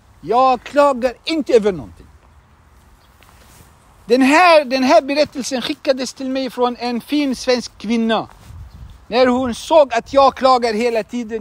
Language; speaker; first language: Swedish; non-native, fluent; Arabic